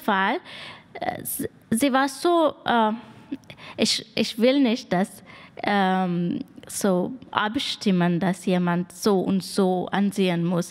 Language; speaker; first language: German; non-native, learner; Persian